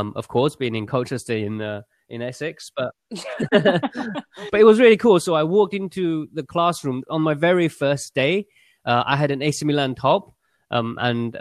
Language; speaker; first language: English; early bilingual, other home language; Chinese